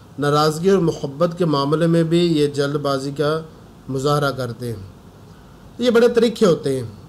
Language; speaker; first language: Urdu; non-native, local second language; Punjabi